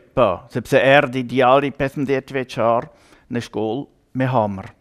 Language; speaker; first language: Albanian; non-native, learner; German